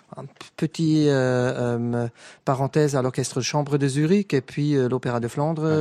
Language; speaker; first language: French; native; French